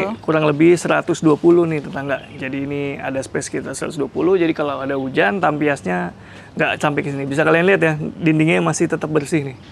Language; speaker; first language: Indonesian; native; Indonesian